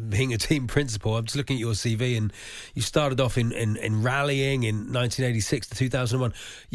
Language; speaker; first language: English; native; English